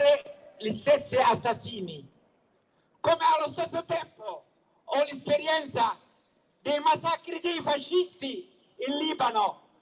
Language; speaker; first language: Italian; non-native, fluent; Arabic